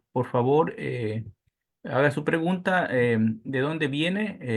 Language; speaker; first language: Spanish; native; Spanish